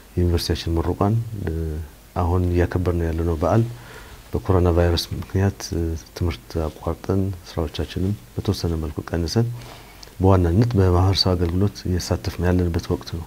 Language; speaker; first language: Amharic; non-native, local second language; Tigrinya